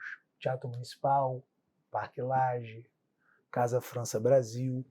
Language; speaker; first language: Portuguese; native; Portuguese